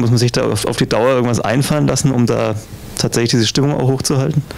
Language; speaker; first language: German; native; German